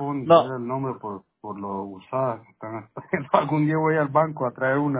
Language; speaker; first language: Spanish; native; Spanish